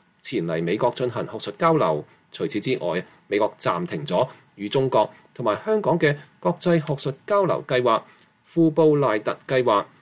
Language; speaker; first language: Chinese; non-native, local second language; Cantonese